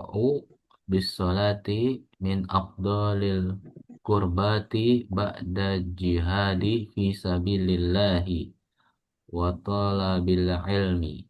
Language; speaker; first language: Arabic; non-native, learner; Indonesian